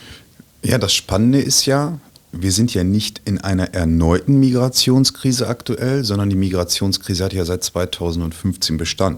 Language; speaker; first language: German; native; German